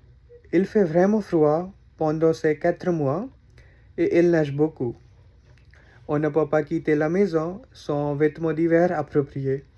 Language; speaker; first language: French; non-native, learner; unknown